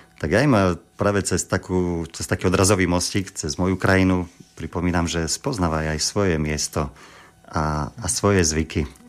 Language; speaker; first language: Slovak; native; Slovak